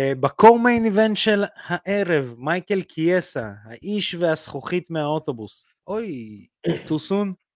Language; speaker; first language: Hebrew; early bilingual, other home language; Russian